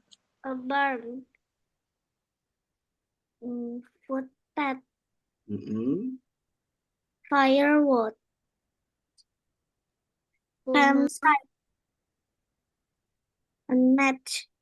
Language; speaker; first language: English; non-native, learner; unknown